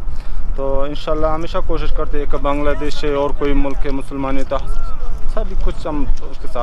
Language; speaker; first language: Hindi; non-native, learner; Pashto